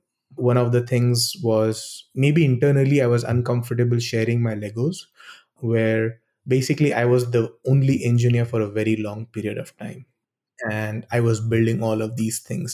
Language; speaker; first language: English; non-native, local second language; Hindi